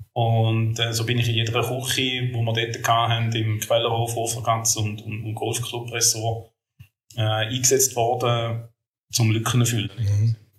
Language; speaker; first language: German; native; German